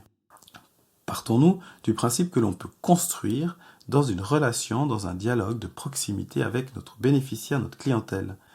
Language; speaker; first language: French; native; French